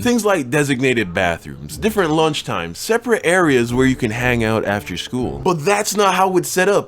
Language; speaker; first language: English; native; English